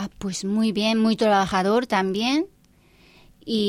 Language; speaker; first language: Spanish; non-native, fluent; Japanese